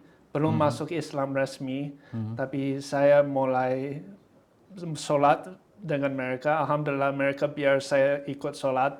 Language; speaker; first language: Indonesian; non-native, fluent; English